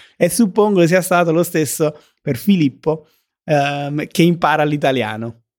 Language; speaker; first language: Italian; native; Italian